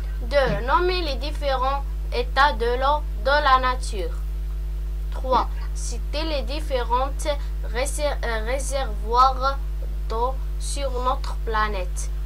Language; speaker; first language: French; non-native, local second language; Arabic